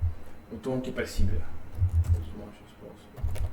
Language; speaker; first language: French; non-native, learner; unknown